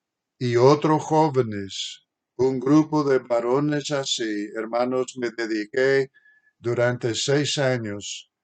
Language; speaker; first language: Spanish; non-native, fluent; English